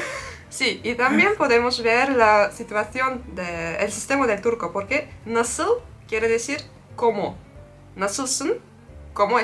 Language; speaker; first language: Spanish; non-native, fluent; Turkish